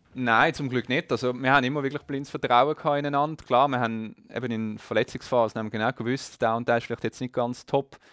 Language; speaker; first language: German; native; German